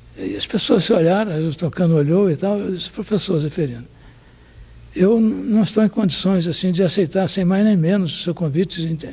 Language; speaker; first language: Portuguese; native; Portuguese